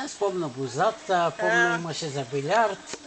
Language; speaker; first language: Bulgarian; early bilingual, heritage; Bulgarian